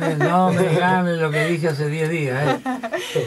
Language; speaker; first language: Spanish; native; Spanish